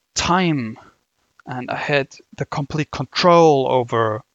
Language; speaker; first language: English; non-native, fluent; German